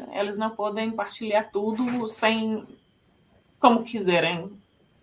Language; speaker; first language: Portuguese; non-native, fluent; Finnish